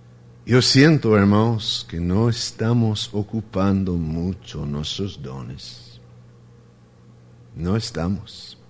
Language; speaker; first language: Spanish; non-native, fluent; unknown